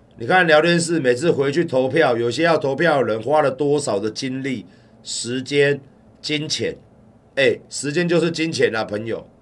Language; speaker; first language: Chinese; native; Chinese